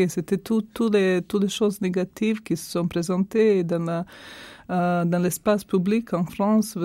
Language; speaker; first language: French; non-native, fluent; Croatian